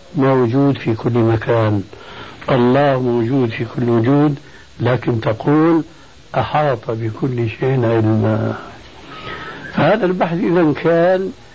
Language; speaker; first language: Arabic; early bilingual, other home language; Albanian